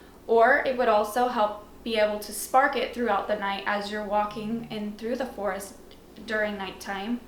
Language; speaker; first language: English; native; English